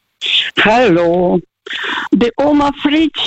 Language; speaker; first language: German; non-native, fluent; Russian